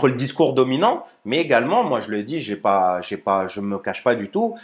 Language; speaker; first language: French; native; French